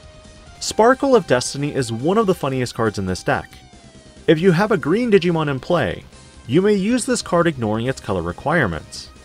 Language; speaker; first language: English; native; English